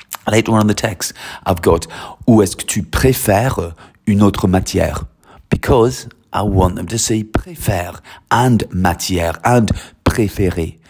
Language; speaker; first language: French; non-native, fluent; English